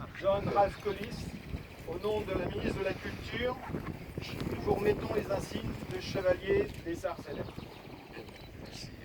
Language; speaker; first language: French; native; French